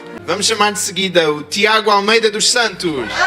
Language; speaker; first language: Portuguese; native; Portuguese